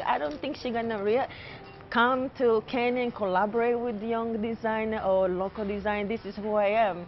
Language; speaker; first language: English; non-native, fluent; Portuguese